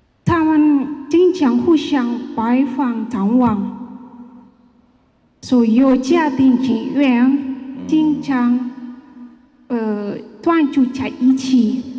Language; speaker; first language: Chinese; non-native, fluent; Indonesian